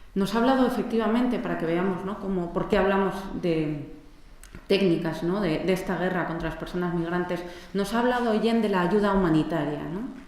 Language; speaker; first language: Spanish; native; Spanish